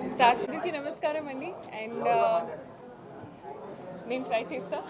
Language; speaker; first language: Telugu; non-native, learner; Hindi